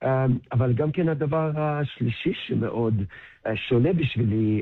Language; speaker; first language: Hebrew; early bilingual, heritage; English